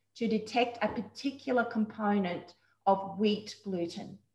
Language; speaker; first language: English; native; English